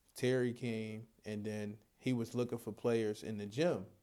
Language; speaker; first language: English; native; English